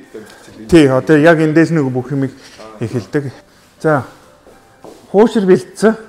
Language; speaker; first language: Mongolian; non-native, fluent; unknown